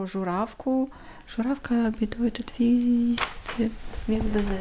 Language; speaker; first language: German; non-native, learner; Ukrainian